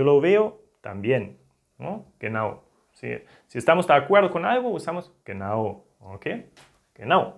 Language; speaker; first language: Spanish; non-native, fluent; German